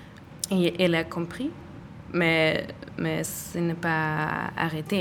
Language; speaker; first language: French; non-native, learner; German